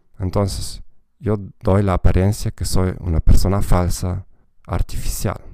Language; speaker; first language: Spanish; non-native, fluent; German